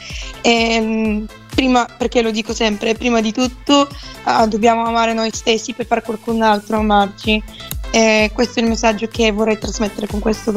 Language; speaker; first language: Italian; non-native, fluent; Bulgarian